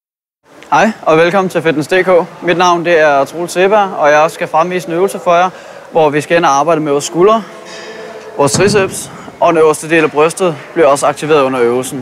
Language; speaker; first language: Danish; native; Danish